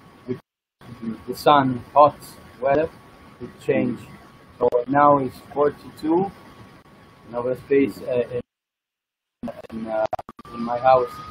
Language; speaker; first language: English; non-native, learner; Italian